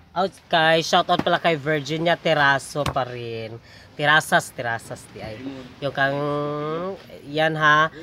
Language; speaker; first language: Filipino; non-native, local second language; Cebuano